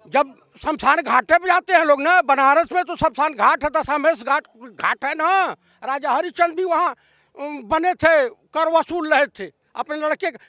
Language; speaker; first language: Hindi; native; Hindi